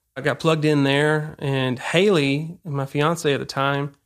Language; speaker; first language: English; native; English